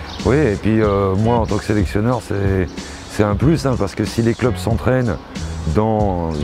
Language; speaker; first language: French; native; French